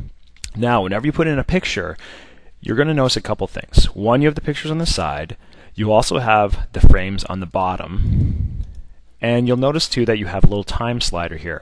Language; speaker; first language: English; native; English